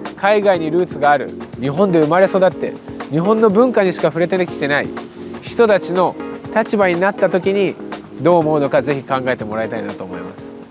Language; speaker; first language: Japanese; early bilingual, other home language; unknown